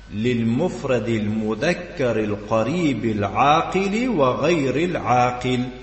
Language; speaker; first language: Arabic; non-native, fluent; Tajik